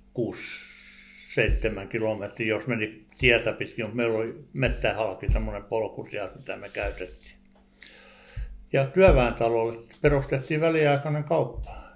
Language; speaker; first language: Finnish; native; Finnish